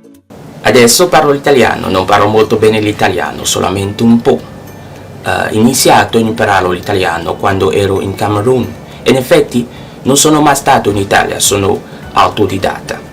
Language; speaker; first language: Italian; non-native, learner; French